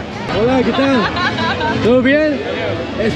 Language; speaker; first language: Spanish; non-native, learner; Swiss German